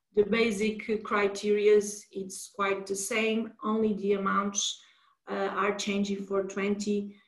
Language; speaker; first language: English; non-native, fluent; Portuguese